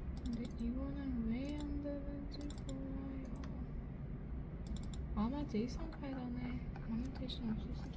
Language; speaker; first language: Korean; non-native, learner; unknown